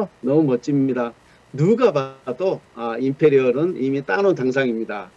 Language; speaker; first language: Korean; native; Korean